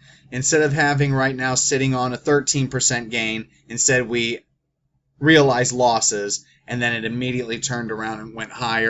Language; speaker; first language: English; native; English